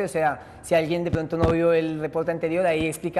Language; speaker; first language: Spanish; native; Spanish